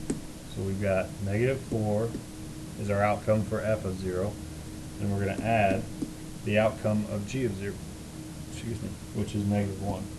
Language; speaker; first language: English; native; English